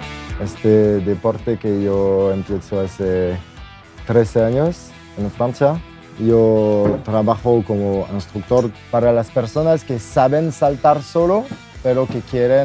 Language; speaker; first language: Spanish; non-native, fluent; French